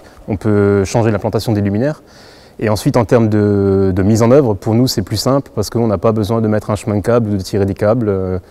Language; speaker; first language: French; native; French